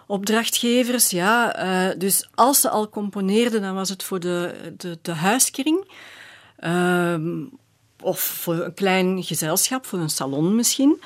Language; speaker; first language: Dutch; native; Dutch